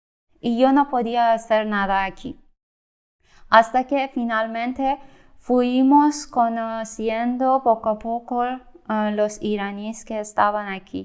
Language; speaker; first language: Spanish; non-native, fluent; Persian